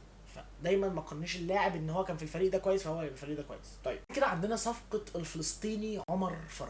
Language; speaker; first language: Arabic; native; Arabic